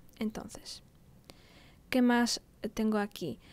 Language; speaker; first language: Spanish; non-native, fluent; Polish